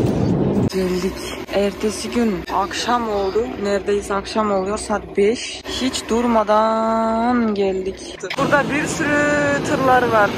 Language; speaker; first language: Turkish; non-native, fluent; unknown